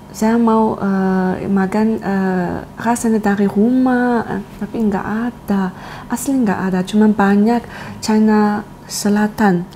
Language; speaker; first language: Indonesian; non-native, learner; Chinese